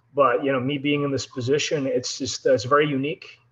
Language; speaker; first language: English; non-native, fluent; Dutch